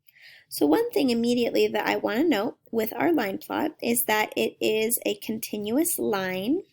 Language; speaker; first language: English; native; English